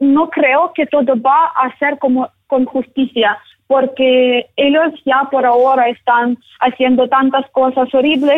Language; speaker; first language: Spanish; non-native, learner; Ukrainian